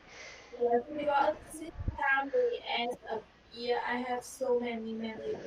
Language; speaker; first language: English; non-native, learner; Vietnamese